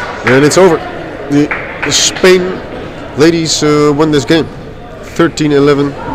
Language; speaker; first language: English; non-native, fluent; Dutch